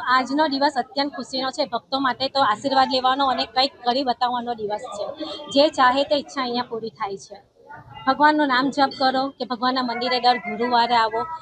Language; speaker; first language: Gujarati; native; Gujarati